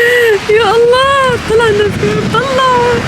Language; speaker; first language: Arabic; native; Arabic